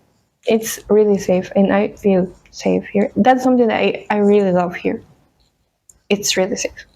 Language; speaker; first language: English; non-native, fluent; Spanish